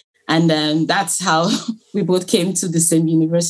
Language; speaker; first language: English; non-native, local second language; Igbo